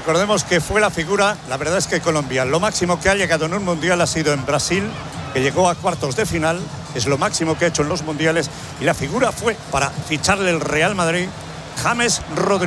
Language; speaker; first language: Spanish; native; Spanish